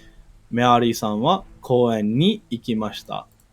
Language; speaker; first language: Japanese; non-native, learner; English